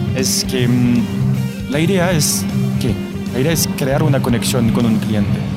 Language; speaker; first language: Spanish; non-native, fluent; French